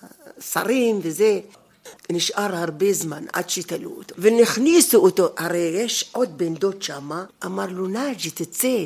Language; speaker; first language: Hebrew; non-native, fluent; Arabic